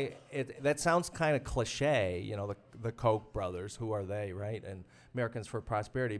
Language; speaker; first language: English; native; English